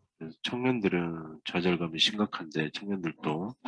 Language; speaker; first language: Korean; native; Korean